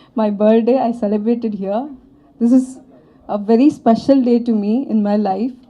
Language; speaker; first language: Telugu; non-native, learner; Tamil